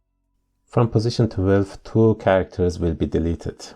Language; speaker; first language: English; non-native, fluent; Persian